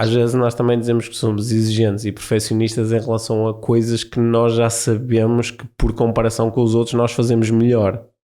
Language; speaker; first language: Portuguese; native; Portuguese